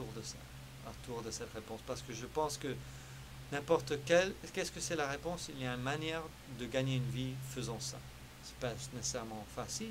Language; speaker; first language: French; early bilingual, heritage; French